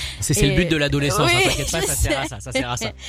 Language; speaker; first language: French; native; French